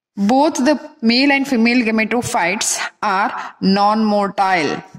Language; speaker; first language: English; non-native, local second language; Kannada